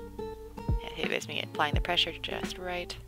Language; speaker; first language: English; native; English